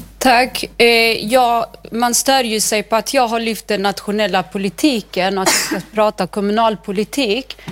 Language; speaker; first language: Swedish; early bilingual, other home language; Arabic